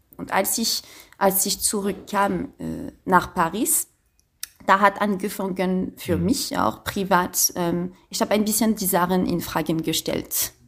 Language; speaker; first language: German; non-native, fluent; French